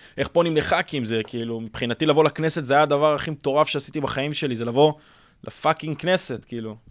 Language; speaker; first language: Hebrew; early bilingual, other home language; English